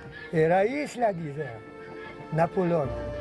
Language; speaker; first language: Portuguese; non-native, local second language; Polish